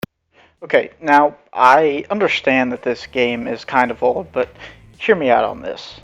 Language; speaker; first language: English; native; English